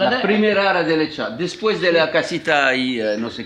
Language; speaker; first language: Spanish; non-native, learner; French